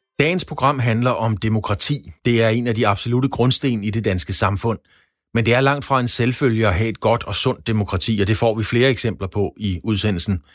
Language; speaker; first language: Danish; native; Danish